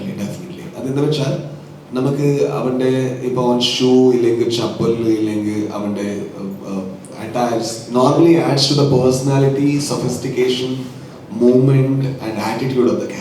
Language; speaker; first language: Malayalam; non-native, learner; Kannada